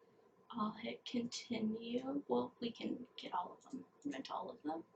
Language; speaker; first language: English; native; English